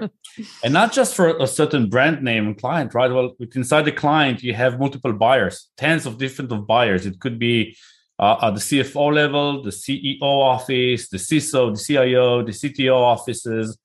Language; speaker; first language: English; non-native, fluent; Hebrew